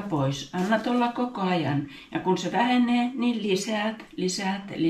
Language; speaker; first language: Finnish; native; Finnish